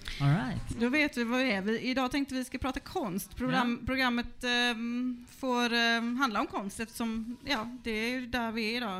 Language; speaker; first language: Swedish; native; Swedish